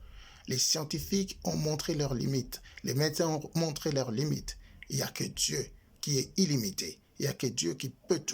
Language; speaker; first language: French; non-native, local second language; Lingala